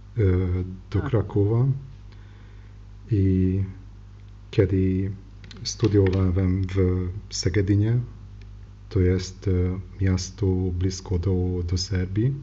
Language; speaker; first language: Polish; non-native, learner; Hungarian